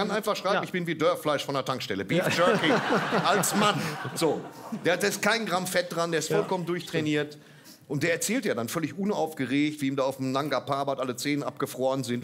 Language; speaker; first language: German; native; German